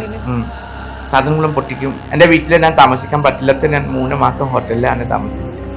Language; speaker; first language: Malayalam; non-native, local second language; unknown